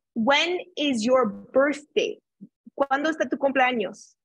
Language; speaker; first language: Spanish; non-native, learner; English